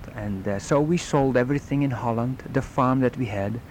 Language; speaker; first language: English; non-native, fluent; Dutch